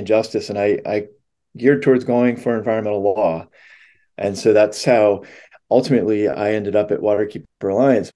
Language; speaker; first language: English; native; English